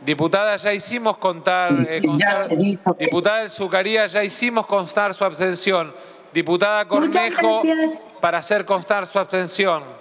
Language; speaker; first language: Spanish; native; Spanish